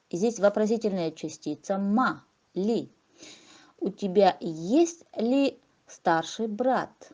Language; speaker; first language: Russian; non-native, local second language; Kazakh